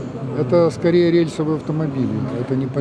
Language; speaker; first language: Russian; native; Russian